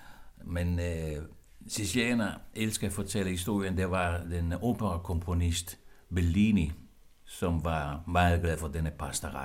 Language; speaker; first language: Danish; non-native, fluent; Italian